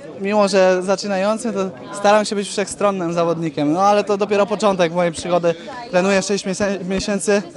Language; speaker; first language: Polish; native; Polish